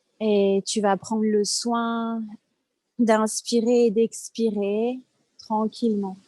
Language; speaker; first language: French; native; French